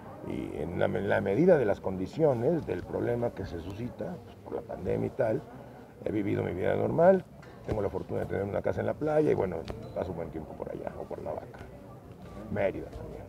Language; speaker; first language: Spanish; native; Spanish